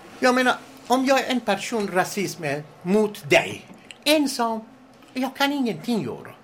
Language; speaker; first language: Swedish; non-native, fluent; Persian